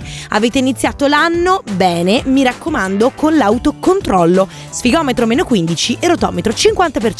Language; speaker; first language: Italian; native; Italian